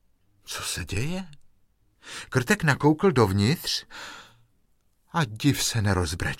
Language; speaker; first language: Czech; native; Czech